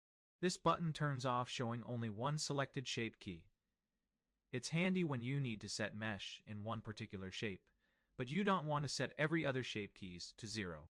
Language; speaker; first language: English; non-native, fluent; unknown